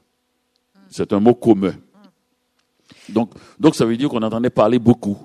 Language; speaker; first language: French; native; French